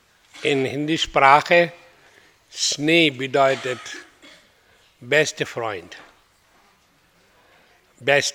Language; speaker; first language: German; non-native, learner; Hindi